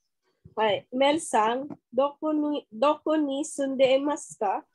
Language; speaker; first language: Japanese; non-native, learner; Filipino